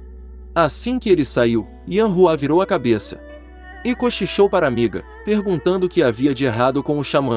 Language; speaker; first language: Portuguese; native; Portuguese